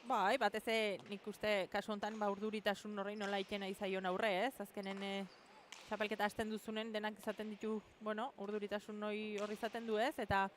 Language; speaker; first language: Basque; native; Basque